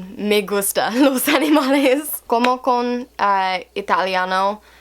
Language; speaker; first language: Spanish; non-native, learner; English